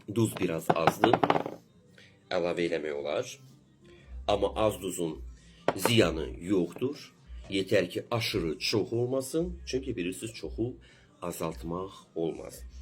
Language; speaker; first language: Azerbaijani; native; Azerbaijani